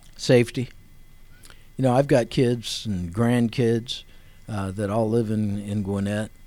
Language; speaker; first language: English; native; English